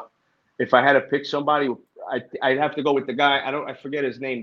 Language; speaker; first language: English; native; English